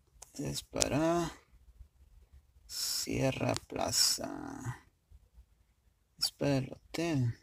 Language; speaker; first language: Spanish; early bilingual, heritage; Spanish